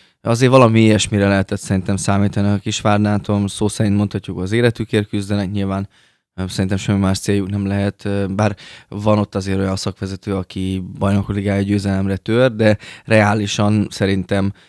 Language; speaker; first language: Hungarian; native; Hungarian